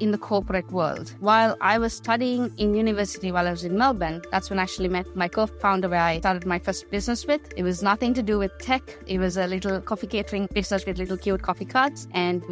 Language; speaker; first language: English; non-native, local second language; Sinhala